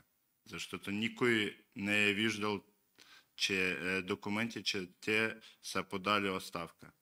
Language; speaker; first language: Bulgarian; non-native, learner; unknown